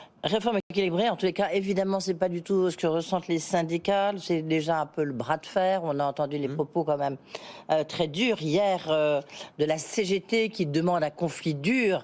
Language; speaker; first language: French; native; French